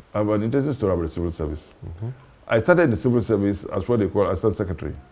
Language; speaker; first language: English; non-native, local second language; Hausa